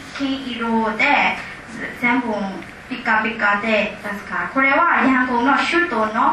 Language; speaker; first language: Japanese; non-native, learner; Burmese